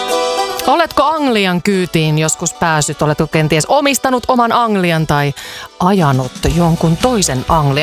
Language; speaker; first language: Finnish; native; Finnish